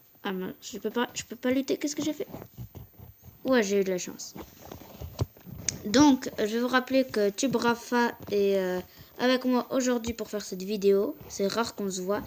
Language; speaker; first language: French; native; French